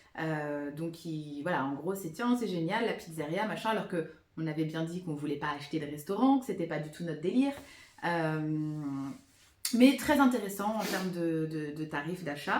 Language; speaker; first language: French; native; French